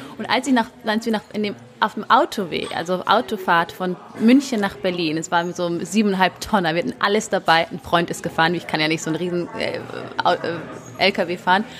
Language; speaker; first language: German; early bilingual, other home language; Amharic